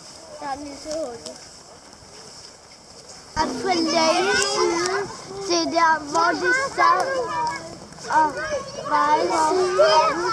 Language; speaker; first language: Danish; native; Danish